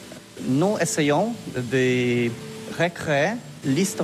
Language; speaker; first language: French; non-native, learner; Polish